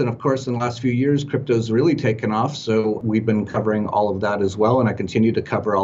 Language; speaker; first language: English; native; English